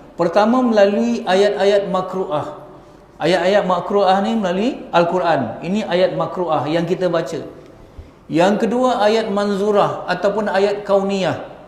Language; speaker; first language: Malay; native; Malay